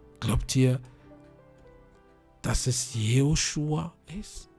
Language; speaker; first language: German; non-native, fluent; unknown